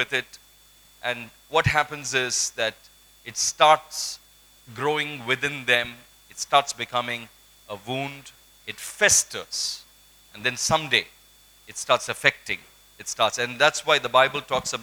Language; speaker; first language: English; non-native, local second language; Malayalam